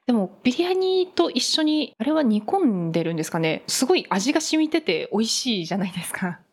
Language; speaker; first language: Japanese; native; Japanese